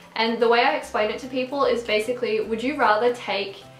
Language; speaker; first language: English; native; English